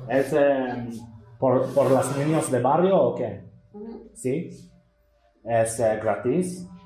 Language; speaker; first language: Spanish; non-native, learner; Hebrew